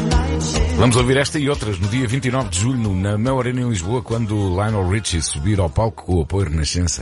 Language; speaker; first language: Portuguese; native; Portuguese